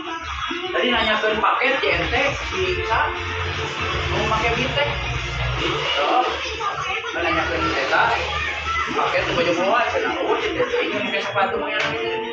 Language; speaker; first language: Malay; non-native, local second language; Sundanese